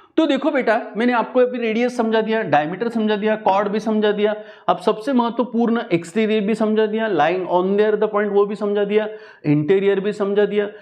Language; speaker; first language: Hindi; non-native, local second language; Marathi